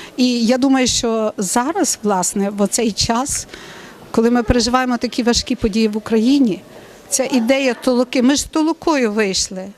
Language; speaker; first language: Ukrainian; native; Ukrainian